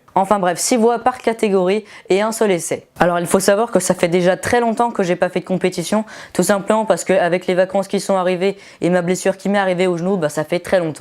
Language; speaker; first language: French; native; French